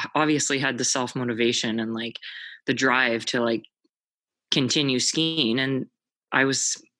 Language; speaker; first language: English; native; English